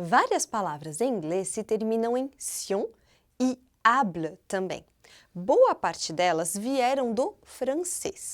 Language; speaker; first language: Portuguese; non-native, fluent; French